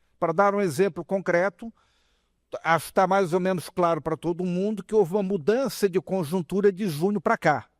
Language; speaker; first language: Portuguese; native; Portuguese